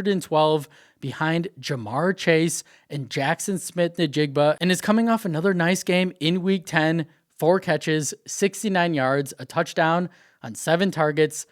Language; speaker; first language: English; native; English